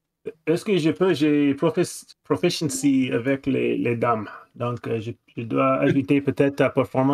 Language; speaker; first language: French; non-native, fluent; English